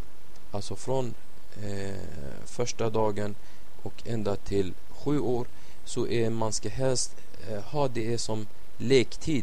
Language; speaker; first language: Swedish; non-native, fluent; Arabic